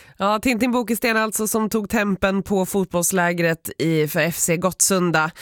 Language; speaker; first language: Swedish; native; Swedish